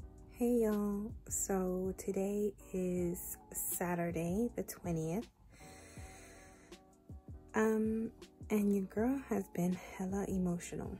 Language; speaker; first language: English; early bilingual, other home language; Spanish